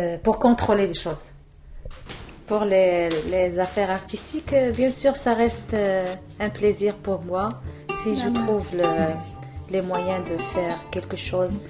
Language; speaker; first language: French; non-native, local second language; Arabic